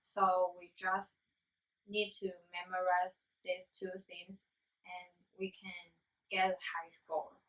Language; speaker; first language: English; non-native, learner; Chinese